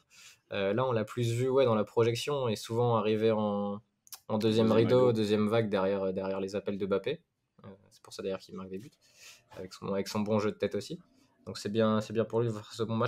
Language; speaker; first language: French; native; French